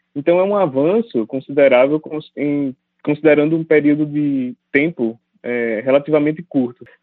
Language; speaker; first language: Portuguese; native; Portuguese